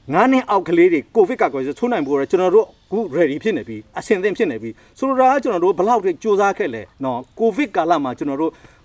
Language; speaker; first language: Burmese; non-native, local second language; S'gaw Karen